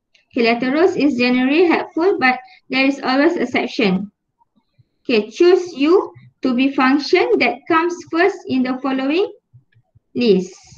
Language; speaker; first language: English; non-native, local second language; Malay